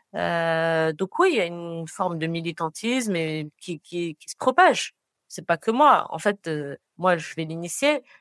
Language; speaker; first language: French; non-native, local second language; Arabic